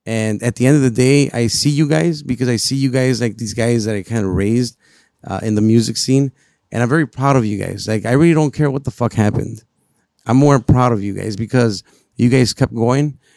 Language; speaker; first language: English; early bilingual, other home language; Spanish